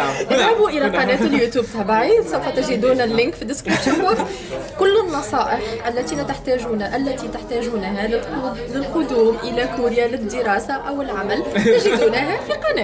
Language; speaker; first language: Arabic; native; Arabic